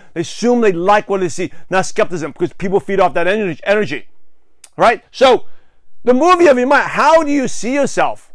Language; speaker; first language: English; native; English